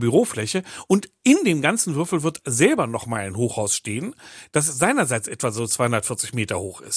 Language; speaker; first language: German; native; German